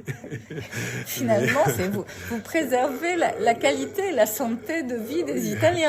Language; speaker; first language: French; native; French